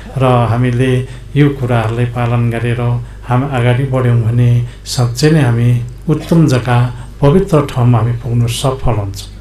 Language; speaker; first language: Nepali; non-native, local second language; Limbu